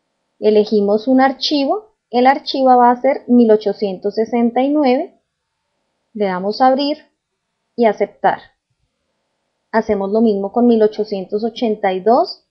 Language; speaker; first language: Spanish; native; Spanish